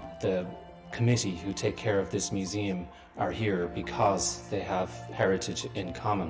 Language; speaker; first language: English; native; English